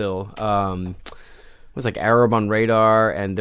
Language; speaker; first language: English; native; English